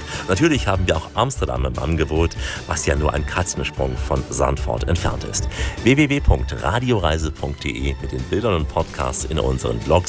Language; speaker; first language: German; native; German